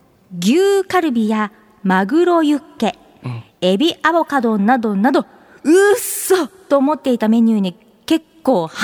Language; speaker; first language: Japanese; native; Japanese